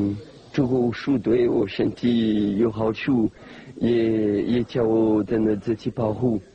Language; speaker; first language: Chinese; non-native, learner; French